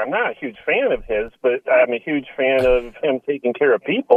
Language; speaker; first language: English; native; English